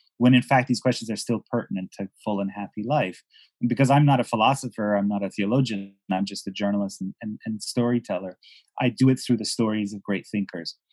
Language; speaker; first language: English; non-native, fluent; Persian